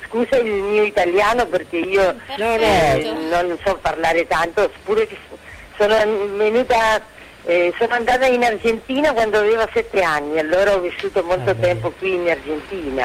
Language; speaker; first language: Italian; native; Italian